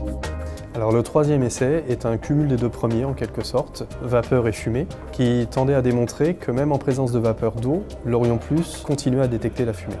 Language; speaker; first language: French; native; French